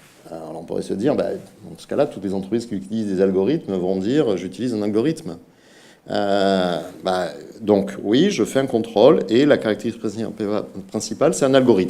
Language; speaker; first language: French; native; French